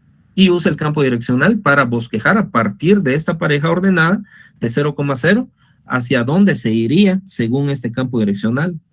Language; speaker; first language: Spanish; native; Spanish